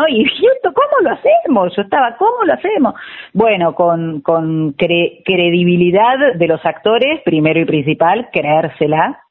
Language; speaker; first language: Spanish; native; Spanish